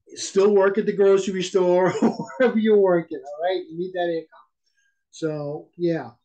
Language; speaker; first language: English; native; English